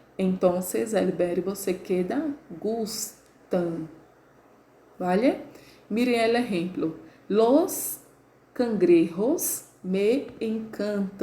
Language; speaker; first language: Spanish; non-native, fluent; Portuguese